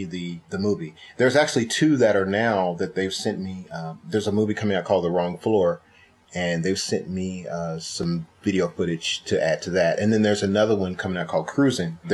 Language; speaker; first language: English; native; English